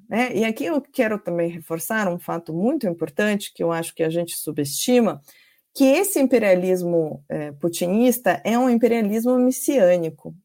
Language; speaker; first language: Portuguese; non-native, fluent; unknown